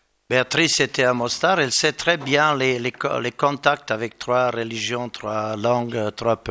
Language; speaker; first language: French; non-native, learner; Bosnian